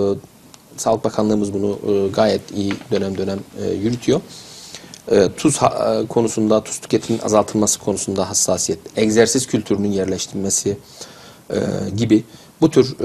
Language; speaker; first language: Turkish; native; Turkish